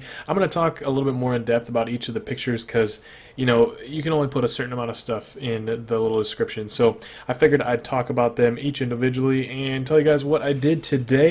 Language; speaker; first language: English; native; English